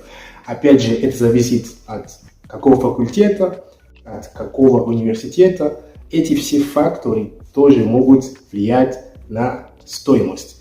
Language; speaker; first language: Russian; non-native, fluent; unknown